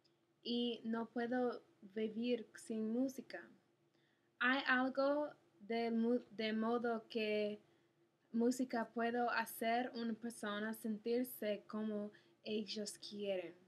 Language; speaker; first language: Spanish; non-native, learner; English